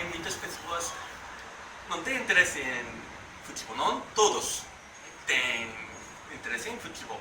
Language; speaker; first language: Portuguese; non-native, learner; Japanese